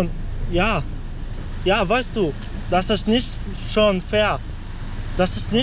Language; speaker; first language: German; non-native, learner; Polish